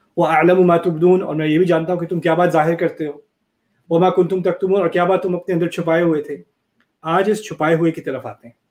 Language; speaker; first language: Urdu; early bilingual, heritage; Urdu